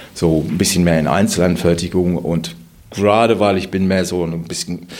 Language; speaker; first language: German; non-native, fluent; English